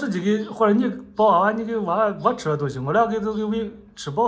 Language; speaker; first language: Chinese; native; Chinese